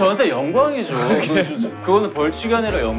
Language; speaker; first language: Korean; native; Korean